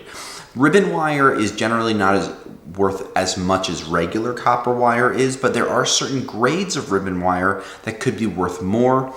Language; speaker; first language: English; native; English